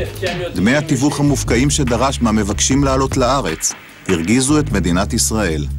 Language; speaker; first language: Hebrew; native; Hebrew